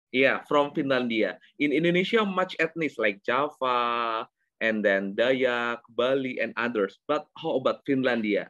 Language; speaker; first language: English; non-native, learner; Indonesian